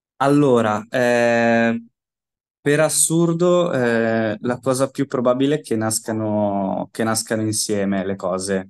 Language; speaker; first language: Italian; native; Italian